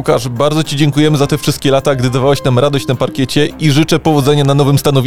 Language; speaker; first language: Polish; native; Polish